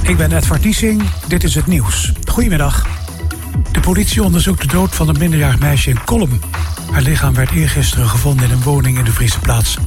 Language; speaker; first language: Dutch; native; Dutch